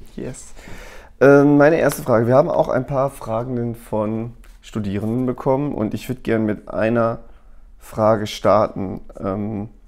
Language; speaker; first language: German; native; German